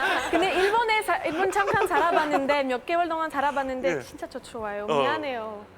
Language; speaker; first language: Korean; non-native, fluent; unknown